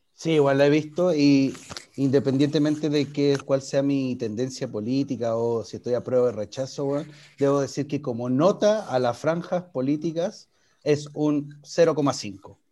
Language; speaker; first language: Spanish; native; Spanish